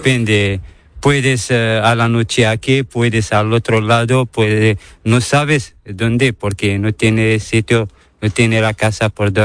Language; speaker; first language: Spanish; non-native, learner; Arabic